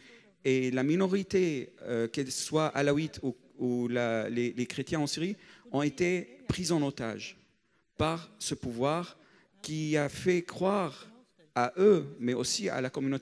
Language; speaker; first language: French; non-native, fluent; Arabic